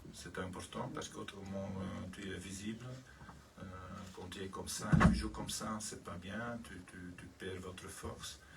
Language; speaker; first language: French; non-native, learner; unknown